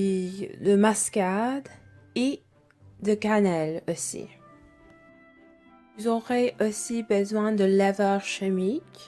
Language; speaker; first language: French; non-native, fluent; English